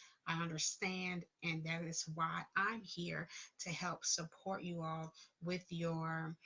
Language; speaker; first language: English; native; English